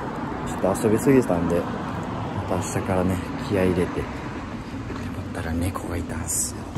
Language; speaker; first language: Japanese; native; Japanese